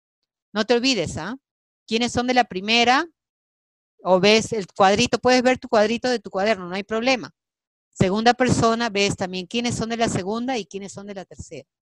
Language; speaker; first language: Spanish; native; Spanish